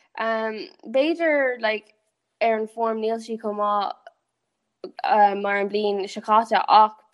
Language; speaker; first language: Irish; non-native, local second language; English